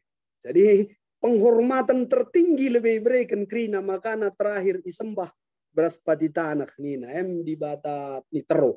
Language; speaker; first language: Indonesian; non-native, local second language; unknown